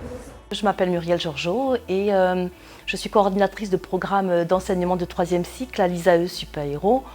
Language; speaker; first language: French; native; French